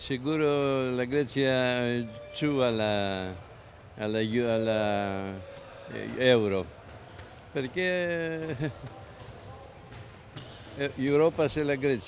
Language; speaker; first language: Italian; non-native, learner; Greek